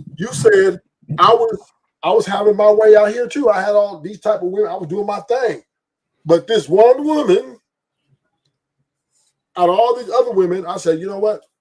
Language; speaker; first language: English; native; English